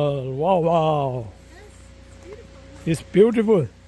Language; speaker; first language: English; non-native, learner; Tibetan